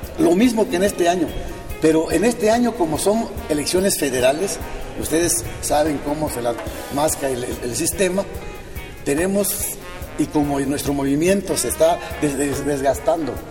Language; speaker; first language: Spanish; non-native, local second language; Zapotec